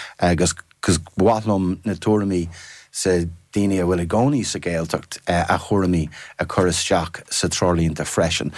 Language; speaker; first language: Irish; non-native, fluent; English